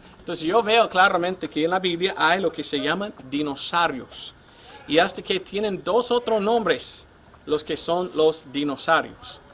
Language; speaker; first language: Spanish; non-native, fluent; English